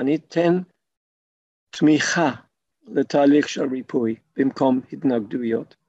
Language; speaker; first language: Hebrew; non-native, fluent; English